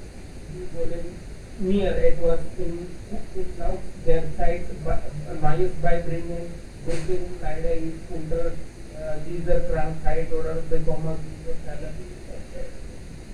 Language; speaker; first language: German; non-native, learner; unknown